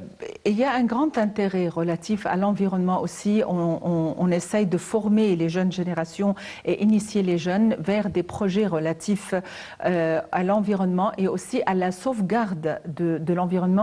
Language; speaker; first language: French; non-native, fluent; Arabic